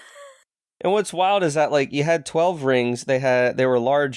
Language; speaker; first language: English; native; English